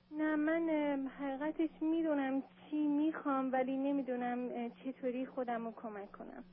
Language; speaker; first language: Persian; native; Persian